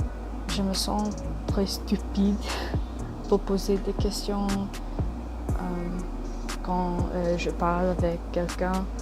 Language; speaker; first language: French; non-native, learner; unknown